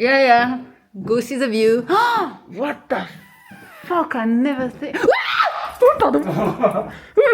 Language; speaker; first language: English; non-native, learner; French